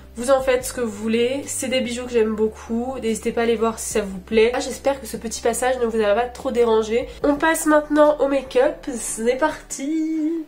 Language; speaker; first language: French; early bilingual, other home language; Portuguese